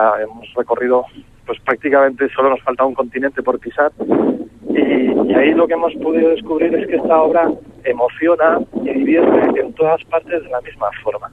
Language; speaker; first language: Spanish; native; Spanish